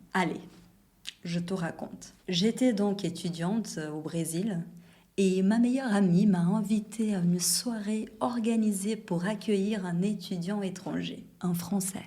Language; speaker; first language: French; non-native, fluent; Portuguese